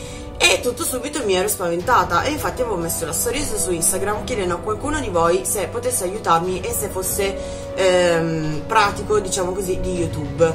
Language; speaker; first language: Italian; native; Italian